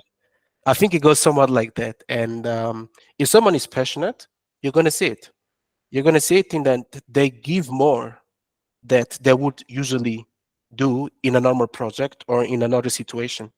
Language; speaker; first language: English; non-native, fluent; French